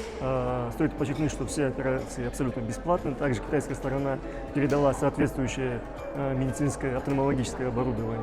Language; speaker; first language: Russian; native; Russian